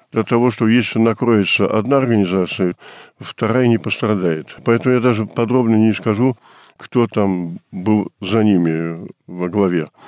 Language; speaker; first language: Russian; early bilingual, heritage; Russian